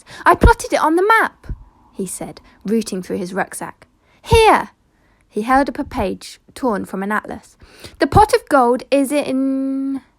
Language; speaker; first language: English; native; English